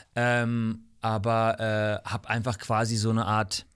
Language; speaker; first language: German; non-native, fluent; English